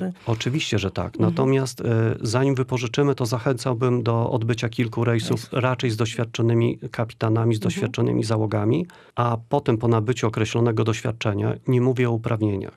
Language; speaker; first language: Polish; native; Polish